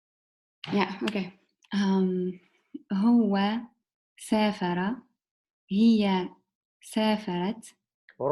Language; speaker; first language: Arabic; non-native, learner; English